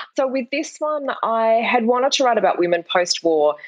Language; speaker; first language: English; native; English